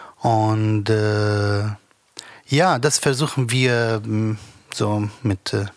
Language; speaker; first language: German; non-native, learner; Arabic